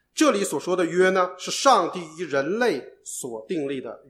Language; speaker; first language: Chinese; native; Chinese